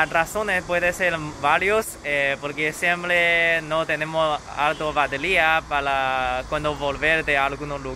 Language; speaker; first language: Spanish; non-native, learner; Chinese